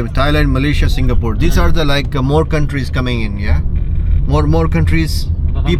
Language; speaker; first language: English; non-native, local second language; Urdu